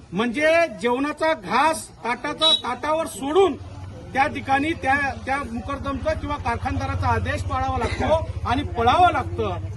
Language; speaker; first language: Marathi; non-native, local second language; Lambadi